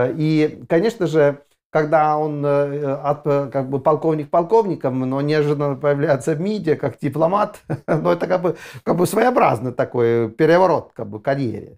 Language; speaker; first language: Russian; non-native, fluent; Estonian